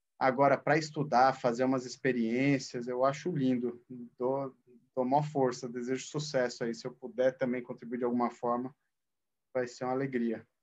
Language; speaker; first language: Portuguese; native; Portuguese